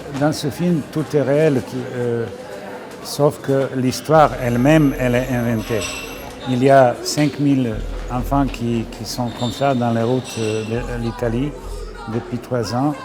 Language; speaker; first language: French; non-native, fluent; Serbian